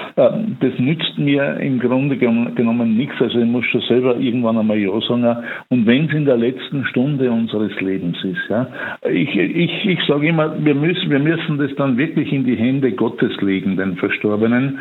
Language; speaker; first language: German; native; German